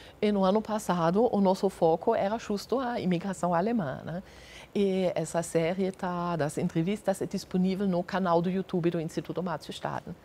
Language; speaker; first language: Portuguese; non-native, fluent; German